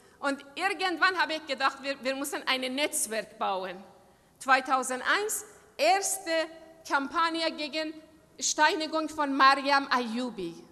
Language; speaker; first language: German; non-native, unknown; Persian